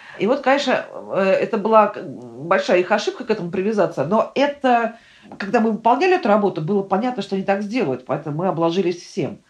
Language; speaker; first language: Russian; native; Russian